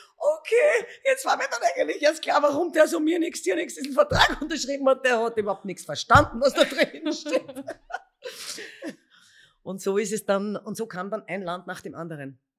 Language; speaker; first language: German; native; German